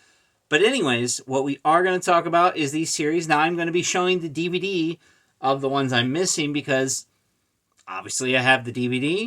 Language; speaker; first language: English; native; English